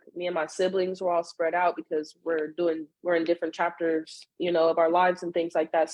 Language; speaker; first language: English; native; English